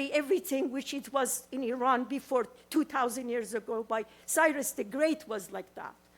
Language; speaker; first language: English; non-native, learner; Persian